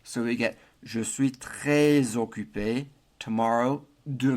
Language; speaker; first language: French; non-native, fluent; English